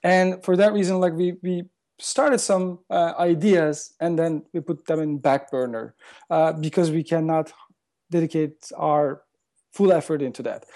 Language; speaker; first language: English; non-native, fluent; Turkish